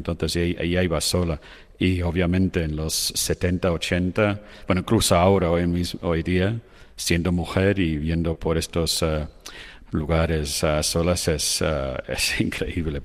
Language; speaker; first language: Spanish; non-native, fluent; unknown